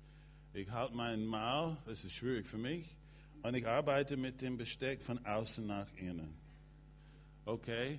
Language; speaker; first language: German; non-native, fluent; English